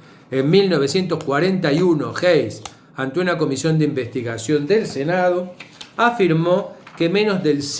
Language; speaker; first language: Spanish; native; Spanish